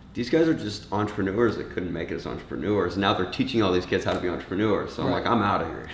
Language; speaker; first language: English; native; English